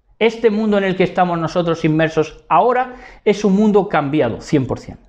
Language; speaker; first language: Spanish; native; Spanish